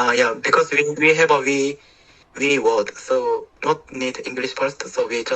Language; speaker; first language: English; non-native, learner; Korean